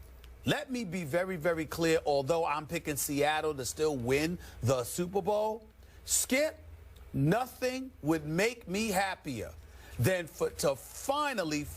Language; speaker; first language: English; native; English